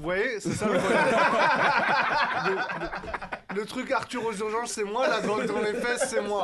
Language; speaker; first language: French; native; French